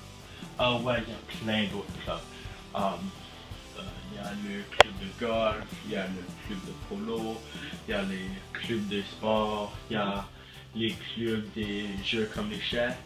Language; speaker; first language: French; non-native, fluent; English